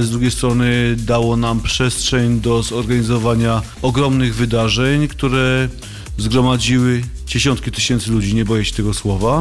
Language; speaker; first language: Polish; native; Polish